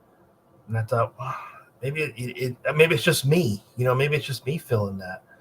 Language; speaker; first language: English; native; English